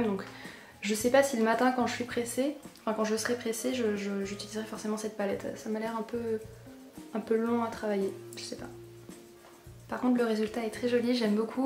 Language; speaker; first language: French; native; French